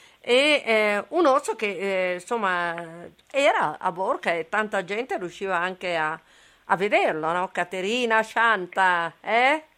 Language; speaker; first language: Italian; native; Italian